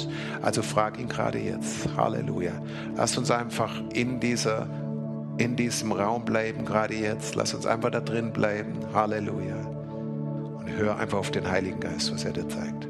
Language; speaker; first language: German; native; German